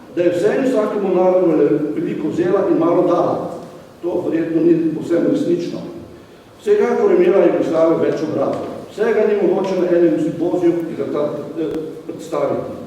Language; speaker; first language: Slovenian; native; Slovenian